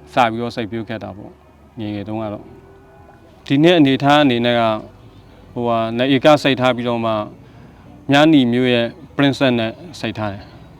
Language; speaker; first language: Burmese; native; Burmese